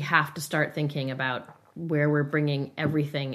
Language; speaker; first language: English; native; English